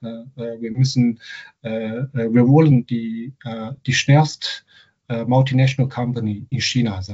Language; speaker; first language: German; non-native, fluent; Chinese